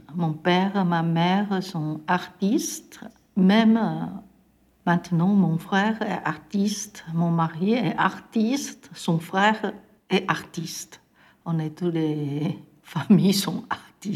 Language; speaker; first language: French; non-native, learner; Chinese